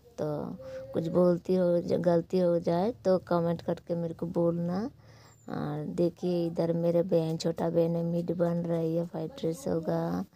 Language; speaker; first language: Hindi; non-native, local second language; Bangla